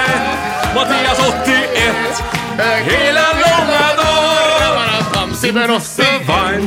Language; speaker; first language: Swedish; native; Swedish